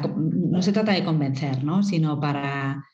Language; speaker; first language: Spanish; native; Spanish